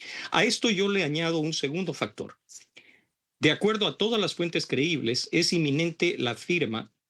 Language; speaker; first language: Spanish; native; Spanish